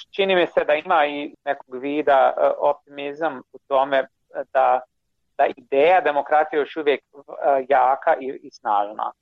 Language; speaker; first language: Croatian; non-native, fluent; English